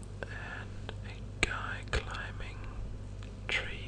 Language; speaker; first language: English; non-native, fluent; Danish